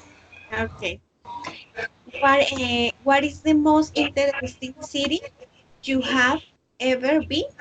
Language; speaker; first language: English; non-native, learner; Spanish